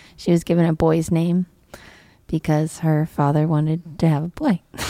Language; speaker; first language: English; native; English